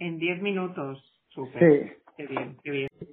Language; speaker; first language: Spanish; native; Spanish